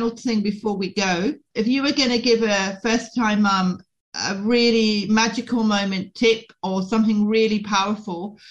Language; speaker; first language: English; native; English